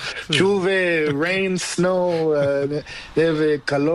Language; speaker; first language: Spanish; non-native, learner; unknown